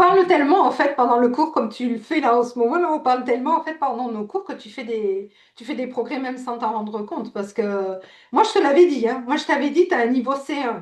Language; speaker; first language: French; native; French